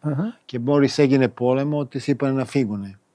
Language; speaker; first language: Greek; non-native, fluent; Serbian